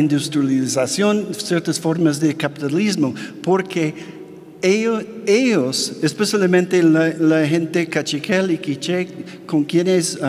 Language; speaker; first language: Spanish; non-native, fluent; English